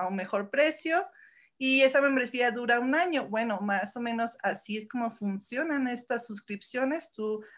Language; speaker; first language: Spanish; early bilingual, heritage; Spanish